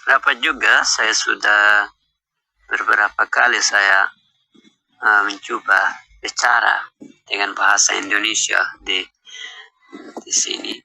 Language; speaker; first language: Indonesian; non-native, learner; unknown